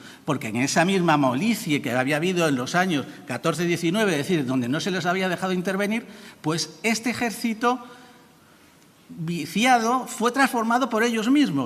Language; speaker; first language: Spanish; native; Spanish